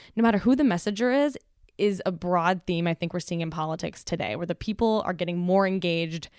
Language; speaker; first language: English; native; English